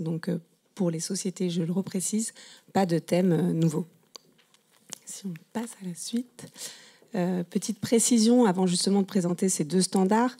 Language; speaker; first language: French; native; French